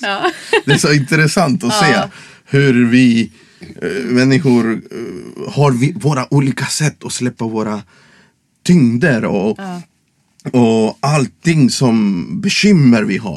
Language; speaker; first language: Swedish; non-native, fluent; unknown